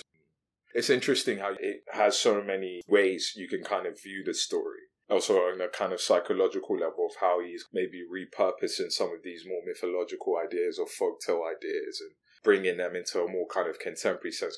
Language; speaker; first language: English; non-native, local second language; Yoruba